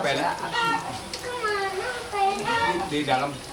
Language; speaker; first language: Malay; non-native, local second language; Sundanese